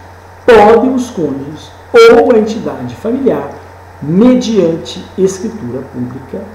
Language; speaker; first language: Portuguese; native; Portuguese